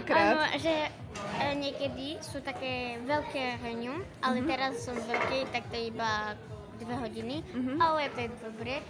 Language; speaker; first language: Slovak; early bilingual, heritage; Slovak